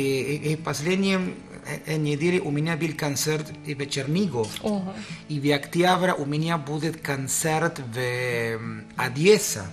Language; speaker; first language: Russian; non-native, learner; Spanish